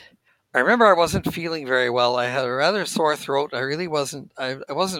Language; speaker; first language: English; native; English